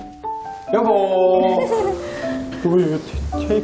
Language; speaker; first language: Korean; native; Korean